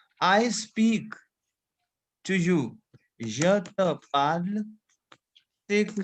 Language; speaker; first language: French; non-native, fluent; Hindi